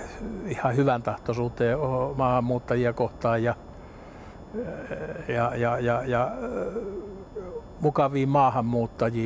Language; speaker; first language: Finnish; native; Finnish